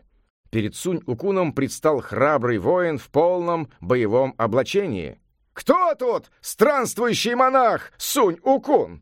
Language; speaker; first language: Russian; native; Russian